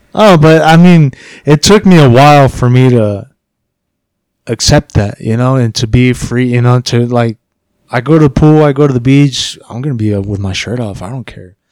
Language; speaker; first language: English; early bilingual, other home language; Spanish